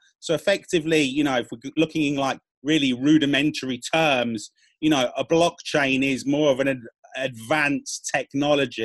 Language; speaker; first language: English; native; English